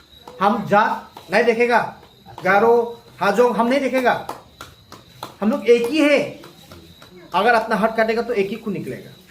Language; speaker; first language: Hindi; non-native, local second language; Garo